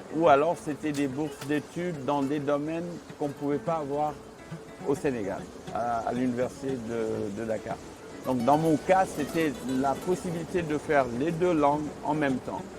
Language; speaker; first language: French; non-native, local second language; Wolof